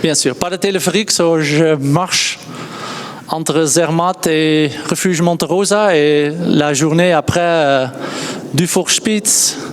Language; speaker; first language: French; non-native, learner; Dutch